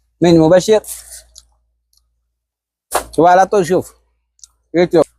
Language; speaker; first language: Arabic; non-native, learner; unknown